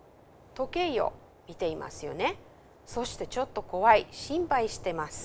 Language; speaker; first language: Japanese; non-native, fluent; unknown